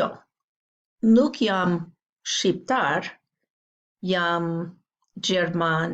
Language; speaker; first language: Albanian; non-native, learner; English